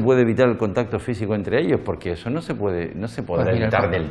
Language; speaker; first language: Spanish; native; Spanish